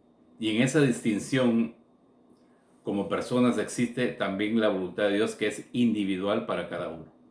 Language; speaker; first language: Spanish; native; Spanish